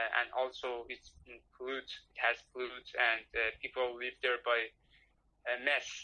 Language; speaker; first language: English; non-native, learner; Persian